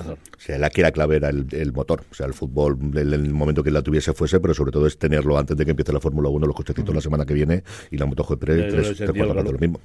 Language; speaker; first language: Spanish; native; Spanish